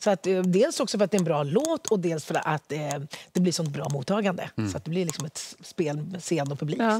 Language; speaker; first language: Swedish; early bilingual, other home language; Spanish